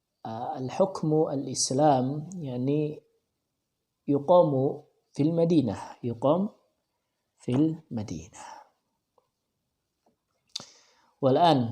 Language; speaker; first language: Arabic; non-native, fluent; Indonesian